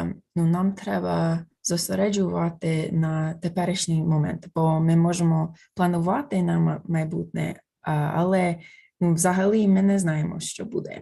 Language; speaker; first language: Ukrainian; non-native, fluent; English